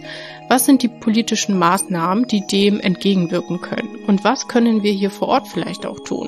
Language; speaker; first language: German; native; German